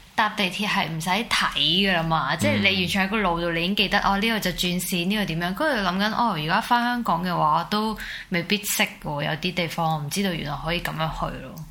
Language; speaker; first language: Cantonese; native; Cantonese